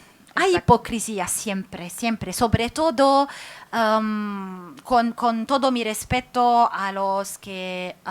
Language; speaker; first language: Spanish; non-native, fluent; Arabic